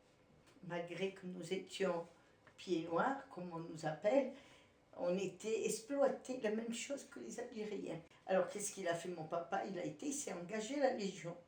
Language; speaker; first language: French; native; French